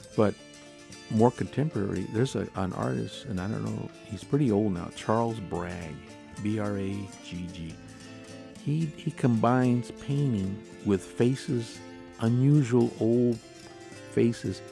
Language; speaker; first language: English; native; English